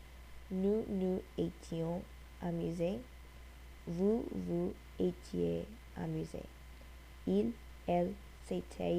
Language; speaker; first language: French; non-native, learner; English